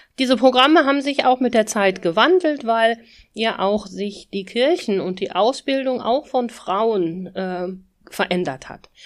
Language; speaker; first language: German; native; German